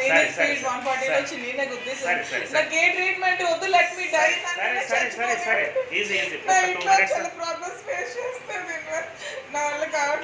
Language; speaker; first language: Telugu; native; Telugu